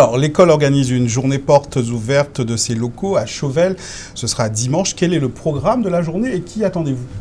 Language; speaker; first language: French; native; French